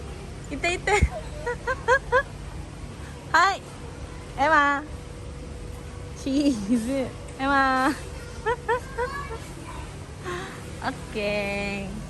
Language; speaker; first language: Japanese; non-native, learner; Filipino